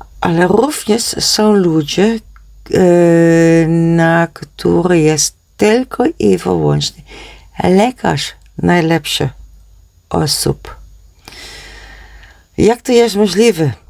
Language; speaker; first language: Polish; non-native, learner; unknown